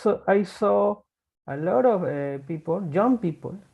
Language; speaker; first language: English; non-native, learner; Spanish